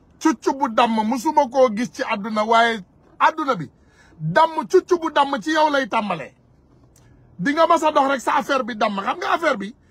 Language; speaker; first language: Wolof; non-native, local second language; Soninke